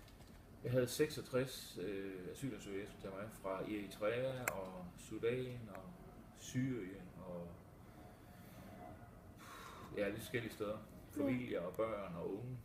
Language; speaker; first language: Danish; native; Danish